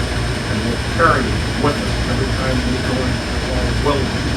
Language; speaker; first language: English; native; English